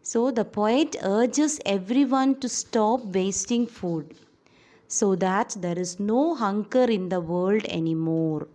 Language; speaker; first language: English; non-native, local second language; Malayalam